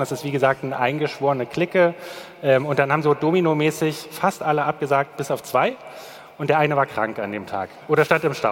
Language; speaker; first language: German; native; German